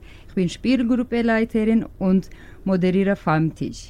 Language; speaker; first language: German; non-native, learner; Turkish